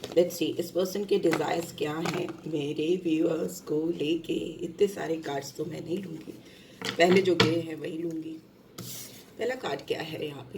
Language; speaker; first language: Hindi; native; Hindi